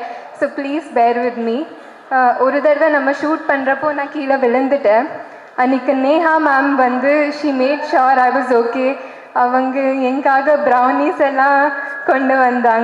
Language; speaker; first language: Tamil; non-native, learner; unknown